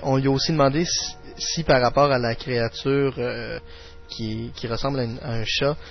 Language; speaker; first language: French; native; French